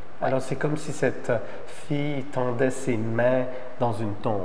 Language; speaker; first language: French; native; French